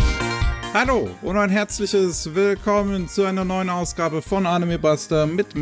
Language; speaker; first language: German; native; German